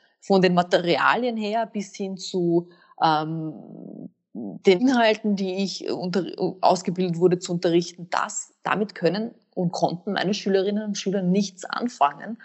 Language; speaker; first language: German; early bilingual, other home language; Bosnian